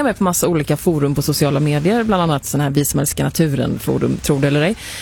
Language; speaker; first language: Swedish; native; Swedish